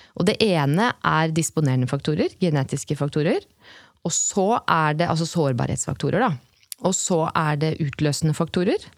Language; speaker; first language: Norwegian; native; Norwegian